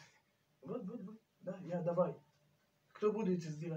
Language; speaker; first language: Russian; non-native, learner; Turkish